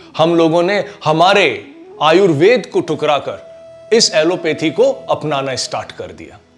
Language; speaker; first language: Hindi; native; Hindi